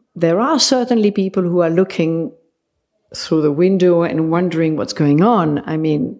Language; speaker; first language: English; non-native, fluent; French